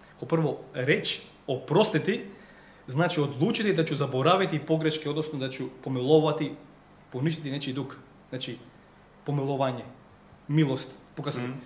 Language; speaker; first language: Serbian; non-native, fluent; Macedonian